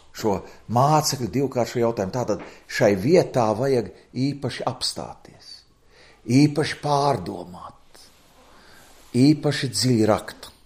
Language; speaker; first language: Latvian; native; Latvian